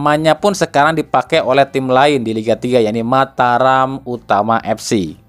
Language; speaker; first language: Indonesian; native; Indonesian